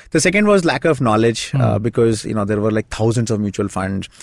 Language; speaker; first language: English; non-native, local second language; Kannada